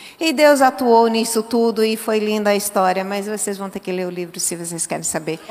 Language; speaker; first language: Portuguese; early bilingual, other home language; English